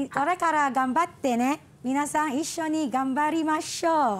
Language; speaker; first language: Japanese; non-native, fluent; Malay